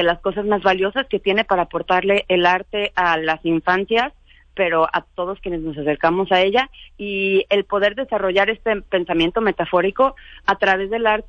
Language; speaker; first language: Spanish; native; Spanish